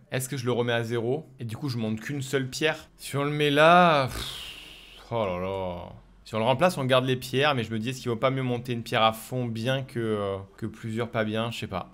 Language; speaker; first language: French; native; French